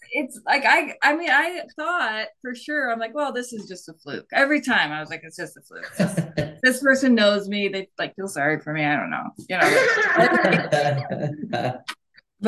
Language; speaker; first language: English; native; English